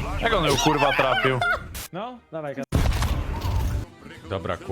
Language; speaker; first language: Polish; native; Polish